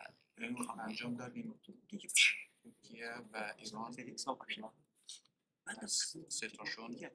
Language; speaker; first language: Persian; non-native, learner; Kurdish